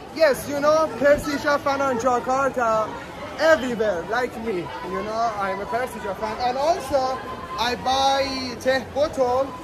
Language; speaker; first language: English; non-native, learner; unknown